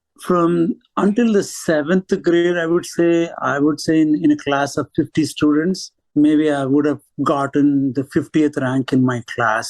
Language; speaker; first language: English; non-native, local second language; Telugu